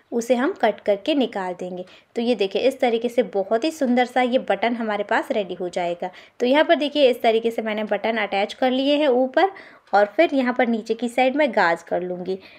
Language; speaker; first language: Hindi; non-native, local second language; Gujarati